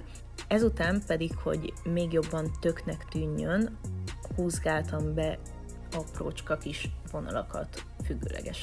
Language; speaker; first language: Hungarian; native; Hungarian